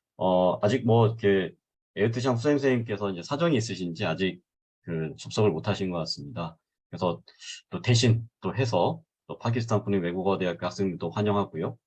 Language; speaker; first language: Korean; native; Korean